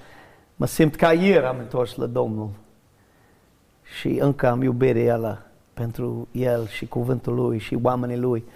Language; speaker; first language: Romanian; non-native, learner; English